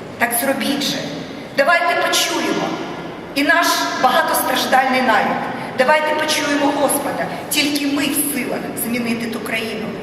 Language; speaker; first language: Ukrainian; non-native, local second language; Russian